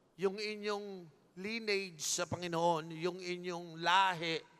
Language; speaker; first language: Filipino; native; Filipino